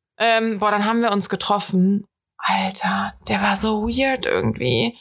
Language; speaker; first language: German; native; German